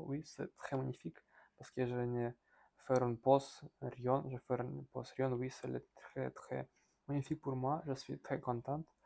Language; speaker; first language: French; non-native, learner; Russian